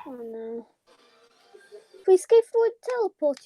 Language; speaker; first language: Welsh; non-native, local second language; English